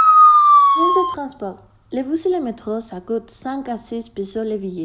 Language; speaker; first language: French; non-native, learner; Spanish